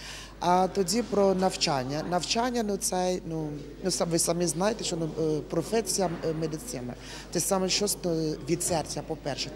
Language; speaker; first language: Ukrainian; non-native, learner; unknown